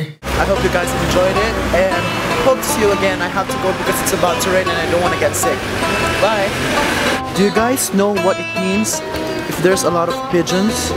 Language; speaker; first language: English; non-native, local second language; Filipino